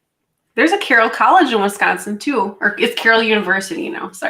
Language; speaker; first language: English; native; English